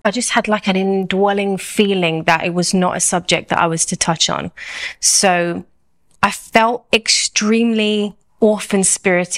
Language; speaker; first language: English; native; English